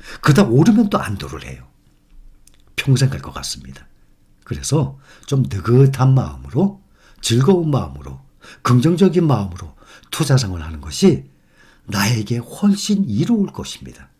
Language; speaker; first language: Korean; native; Korean